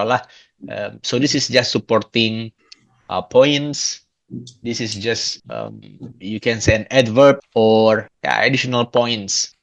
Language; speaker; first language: English; non-native, fluent; Indonesian